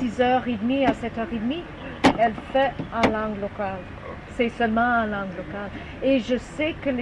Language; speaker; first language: French; non-native, learner; English